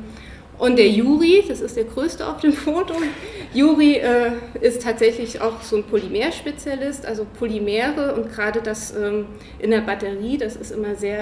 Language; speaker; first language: German; native; German